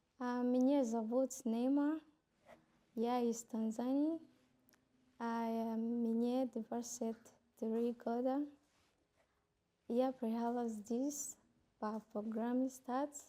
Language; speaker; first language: Russian; non-native, learner; Swahili